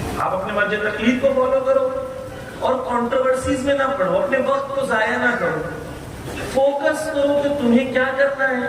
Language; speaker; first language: Urdu; native; Urdu